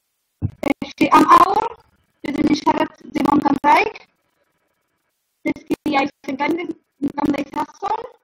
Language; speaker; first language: Welsh; non-native, learner; Spanish